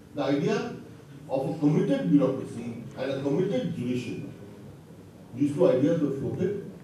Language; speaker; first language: English; non-native, local second language; Bangla